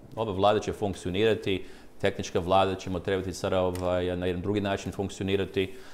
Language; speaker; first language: Croatian; early bilingual, heritage; Croatian